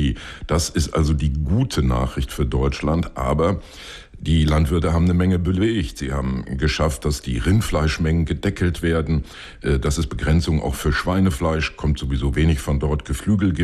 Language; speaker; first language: German; native; German